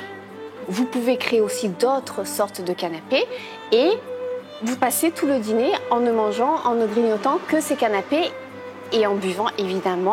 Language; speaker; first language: French; native; French